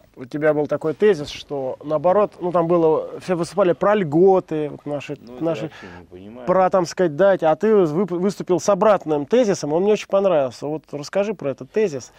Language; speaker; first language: Russian; native; Russian